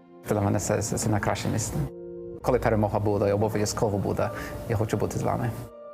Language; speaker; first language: Ukrainian; non-native, fluent; English